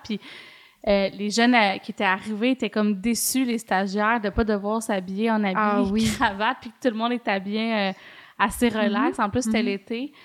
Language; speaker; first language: French; native; French